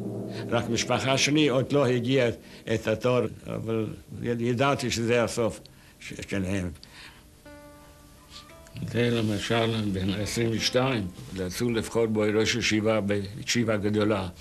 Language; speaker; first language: Hebrew; non-native, fluent; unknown